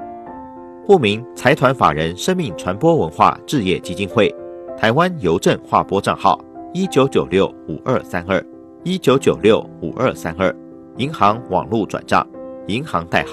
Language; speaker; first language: Chinese; native; Chinese